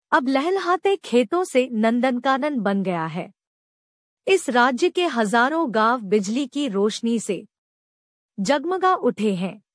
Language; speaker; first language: Hindi; native; Hindi